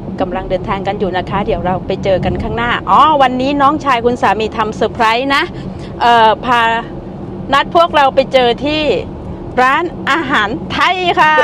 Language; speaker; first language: Thai; native; Thai